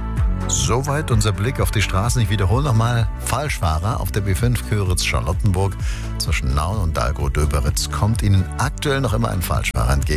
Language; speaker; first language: German; native; German